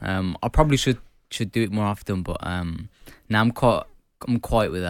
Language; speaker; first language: English; native; English